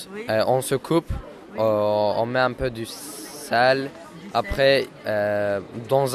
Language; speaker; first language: French; non-native, learner; Turkish